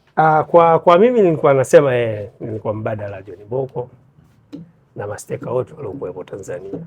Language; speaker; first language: Swahili; native; Swahili